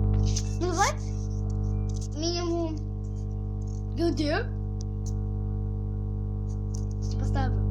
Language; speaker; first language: Russian; non-native, learner; Lithuanian